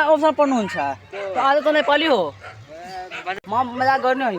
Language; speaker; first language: Nepali; non-native, local second language; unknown